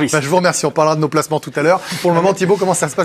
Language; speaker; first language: French; native; French